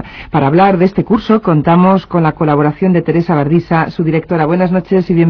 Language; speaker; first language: Spanish; native; Spanish